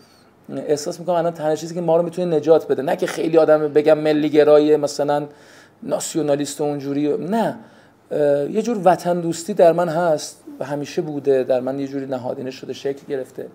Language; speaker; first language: Persian; native; Persian